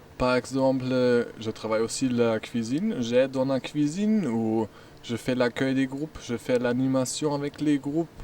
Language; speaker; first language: French; non-native, fluent; German